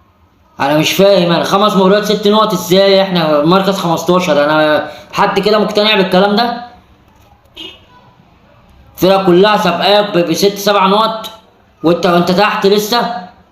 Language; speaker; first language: Arabic; native; Arabic